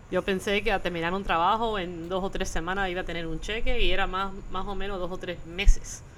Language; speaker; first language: Spanish; early bilingual, heritage; Spanish